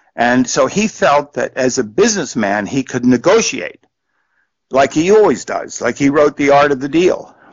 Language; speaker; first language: English; native; English